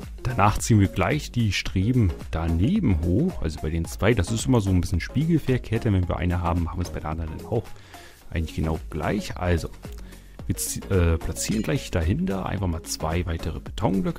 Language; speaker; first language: German; native; German